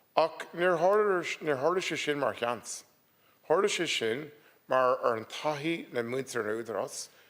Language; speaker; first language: Irish; non-native, local second language; English